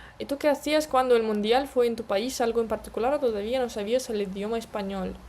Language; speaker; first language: Spanish; non-native, fluent; Russian